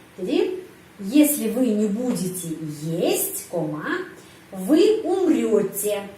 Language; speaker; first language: Russian; non-native, fluent; Indonesian